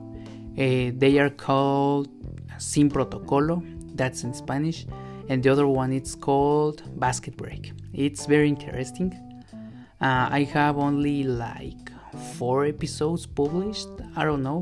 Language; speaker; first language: English; non-native, learner; Spanish